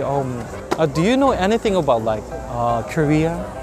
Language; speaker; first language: English; non-native, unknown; Korean